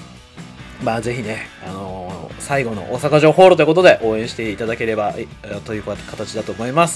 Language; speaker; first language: Japanese; native; Japanese